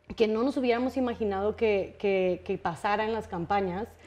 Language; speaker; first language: Spanish; native; Spanish